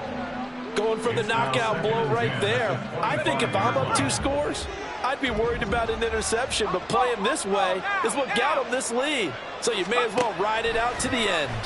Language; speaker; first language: English; native; English